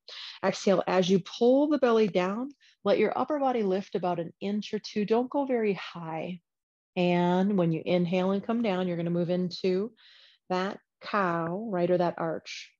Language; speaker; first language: English; native; English